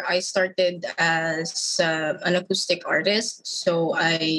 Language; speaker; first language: English; non-native, local second language; Filipino